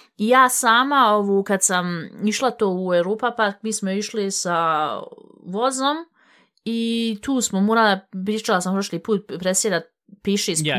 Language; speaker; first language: Bosnian; early bilingual, heritage; Bosnian